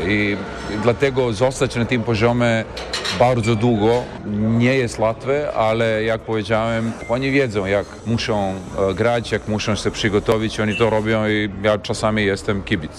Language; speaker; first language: Polish; non-native, learner; Serbian